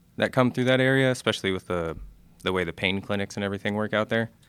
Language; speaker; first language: English; native; English